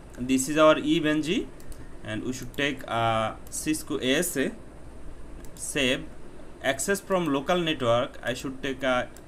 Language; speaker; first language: English; non-native, local second language; Bangla